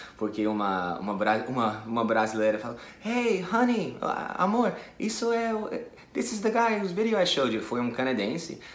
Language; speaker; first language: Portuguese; non-native, fluent; English